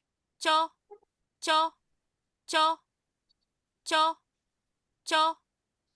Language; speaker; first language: Japanese; non-native, learner; Filipino